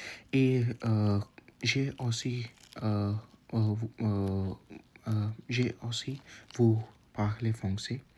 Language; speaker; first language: French; non-native, learner; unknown